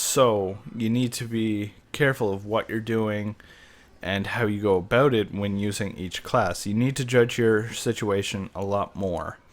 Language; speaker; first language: English; native; English